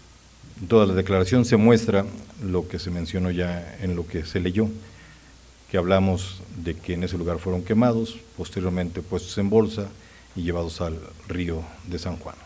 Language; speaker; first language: Spanish; native; Spanish